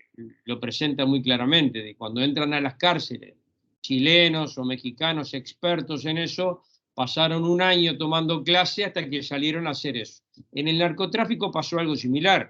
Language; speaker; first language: Spanish; native; Spanish